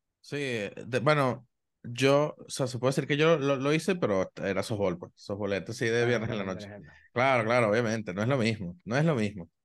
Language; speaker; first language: Spanish; native; Spanish